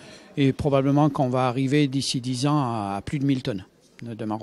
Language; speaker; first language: French; native; French